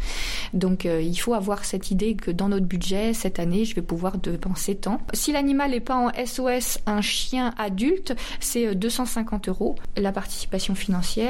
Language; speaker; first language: French; native; French